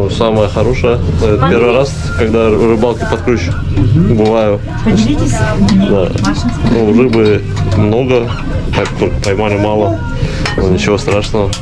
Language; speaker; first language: Russian; native; Russian